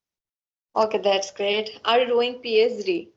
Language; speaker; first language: English; non-native, learner; Assamese